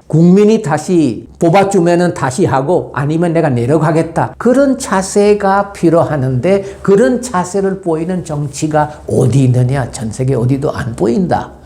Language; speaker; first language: Korean; non-native, fluent; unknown